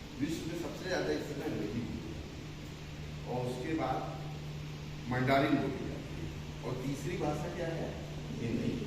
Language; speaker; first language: Hindi; native; Hindi